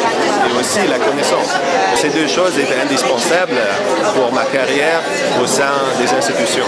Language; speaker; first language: French; non-native, fluent; Hungarian